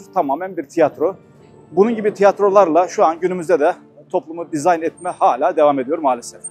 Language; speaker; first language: Turkish; native; Turkish